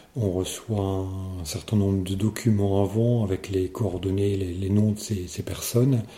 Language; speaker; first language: French; native; French